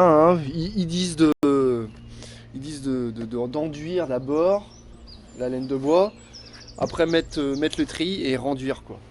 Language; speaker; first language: French; native; French